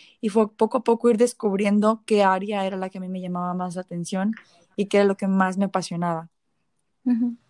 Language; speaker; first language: Spanish; native; Spanish